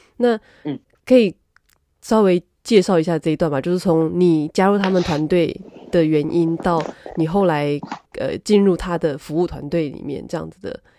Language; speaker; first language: Chinese; native; Chinese